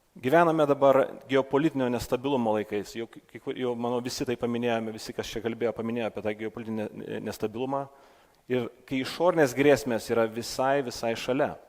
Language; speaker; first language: Lithuanian; native; Lithuanian